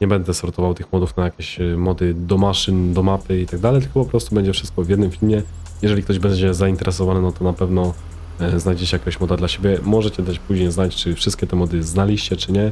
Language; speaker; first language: Polish; native; Polish